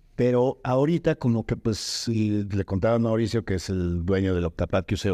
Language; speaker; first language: Spanish; native; Spanish